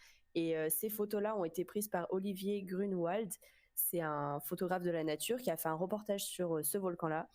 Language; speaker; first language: French; native; French